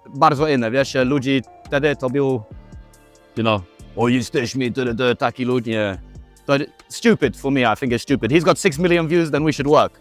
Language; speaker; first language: Polish; non-native, learner; English